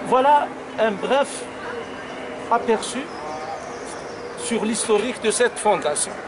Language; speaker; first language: French; non-native, local second language; Arabic